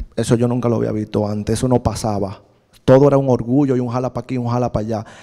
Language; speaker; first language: Spanish; native; Spanish